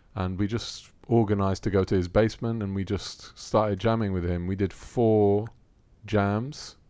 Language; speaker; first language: English; early bilingual, other home language; Italian